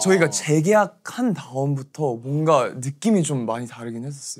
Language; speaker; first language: Korean; early bilingual, other home language; English